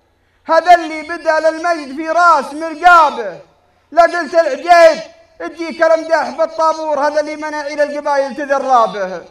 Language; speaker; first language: Arabic; native; Arabic